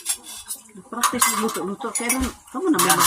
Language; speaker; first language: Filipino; non-native, local second language; Cebuano